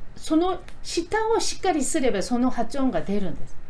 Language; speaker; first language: Japanese; non-native, fluent; Korean